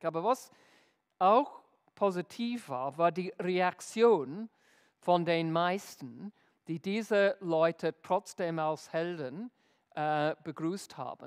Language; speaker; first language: German; non-native, fluent; English